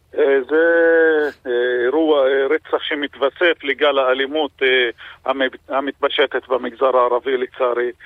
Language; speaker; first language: Hebrew; non-native, local second language; Arabic